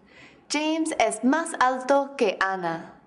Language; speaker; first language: Spanish; non-native, fluent; English